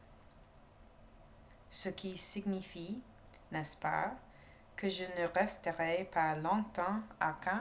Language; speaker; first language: French; non-native, learner; English